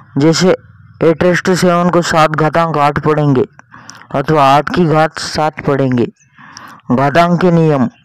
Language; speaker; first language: Hindi; non-native, local second language; Marathi